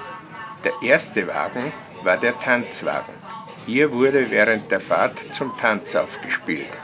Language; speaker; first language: German; native; German